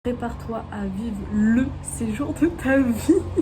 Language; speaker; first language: French; native; French